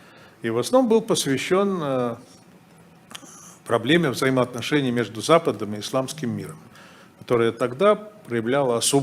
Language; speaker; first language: Russian; native; Russian